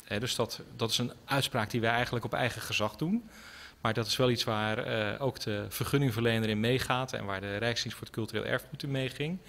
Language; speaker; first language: Dutch; native; Dutch